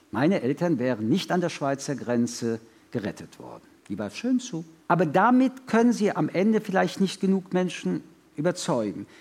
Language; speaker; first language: German; early bilingual, other home language; French